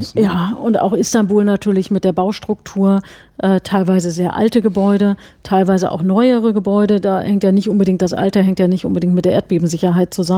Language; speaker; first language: German; native; German